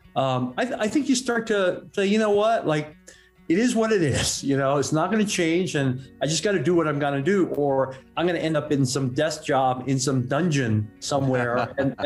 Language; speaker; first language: English; non-native, local second language; Cantonese